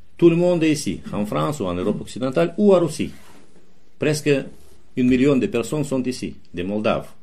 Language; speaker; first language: French; non-native, fluent; Romanian